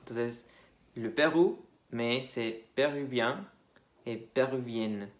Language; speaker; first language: French; non-native, fluent; Spanish